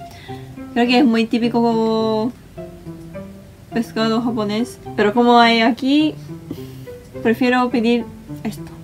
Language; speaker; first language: Spanish; non-native, fluent; Japanese